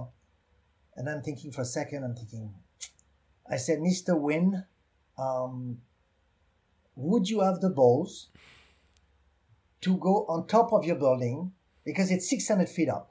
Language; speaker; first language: English; non-native, fluent; French